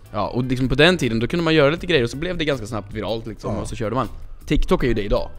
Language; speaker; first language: Swedish; native; Swedish